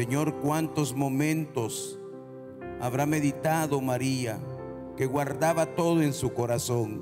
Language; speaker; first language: Spanish; native; Spanish